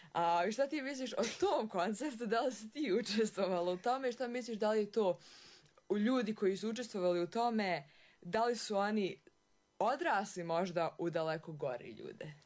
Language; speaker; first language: Serbian; native; Serbian